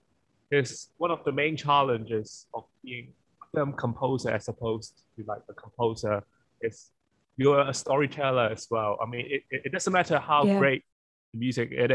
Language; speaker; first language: English; non-native, local second language; Cantonese